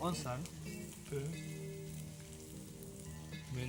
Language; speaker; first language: French; non-native, fluent; Spanish